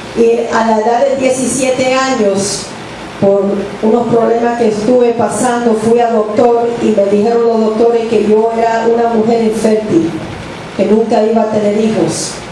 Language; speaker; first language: Spanish; early bilingual, heritage; English